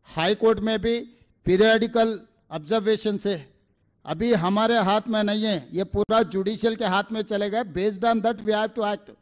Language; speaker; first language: Hindi; non-native, local second language; Telugu